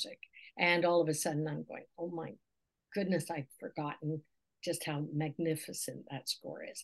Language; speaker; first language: English; native; English